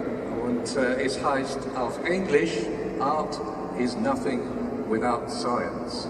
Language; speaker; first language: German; non-native, learner; English